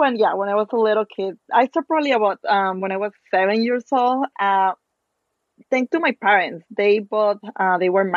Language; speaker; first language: English; non-native, fluent; Spanish